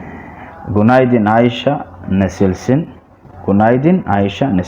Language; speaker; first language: Turkish; non-native, learner; Somali